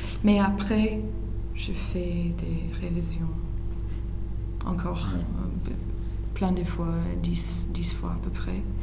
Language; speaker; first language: French; non-native, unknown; English